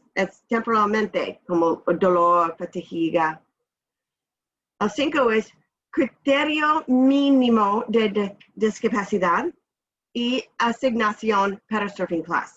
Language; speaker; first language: Spanish; non-native, learner; English